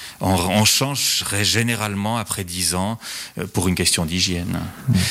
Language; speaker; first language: French; native; French